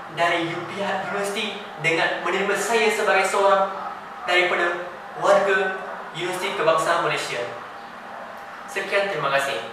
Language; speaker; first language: Malay; non-native, local second language; Tamil